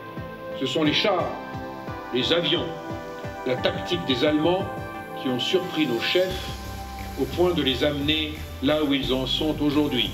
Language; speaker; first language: French; native; French